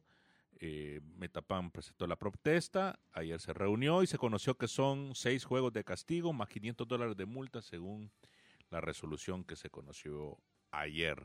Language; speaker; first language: Spanish; native; Spanish